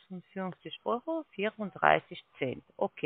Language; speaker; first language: German; non-native, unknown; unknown